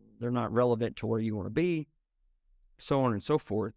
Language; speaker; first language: English; native; English